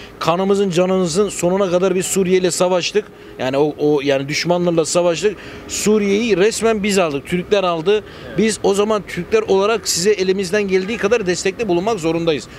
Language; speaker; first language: Turkish; native; Turkish